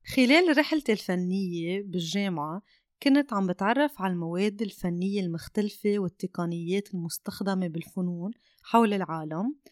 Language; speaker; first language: Arabic; non-native, local second language; Armenian